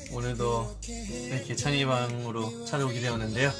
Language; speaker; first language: Korean; early bilingual, heritage; Korean